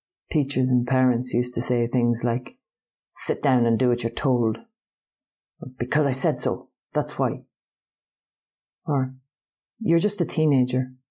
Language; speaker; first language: English; native; English